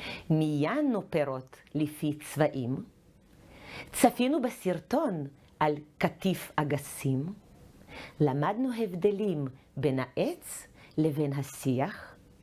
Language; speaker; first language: Hebrew; non-native, fluent; Russian